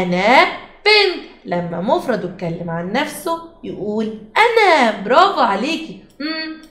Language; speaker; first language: Arabic; native; Arabic